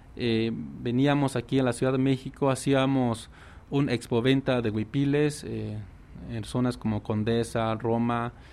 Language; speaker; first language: Spanish; non-native, local second language; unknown